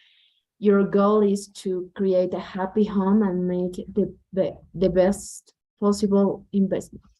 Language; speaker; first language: English; non-native, learner; Spanish